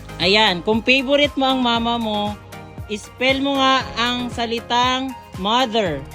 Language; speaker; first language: Filipino; non-native, local second language; Bikol